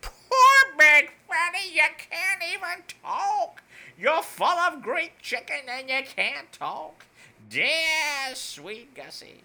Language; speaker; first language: English; native; English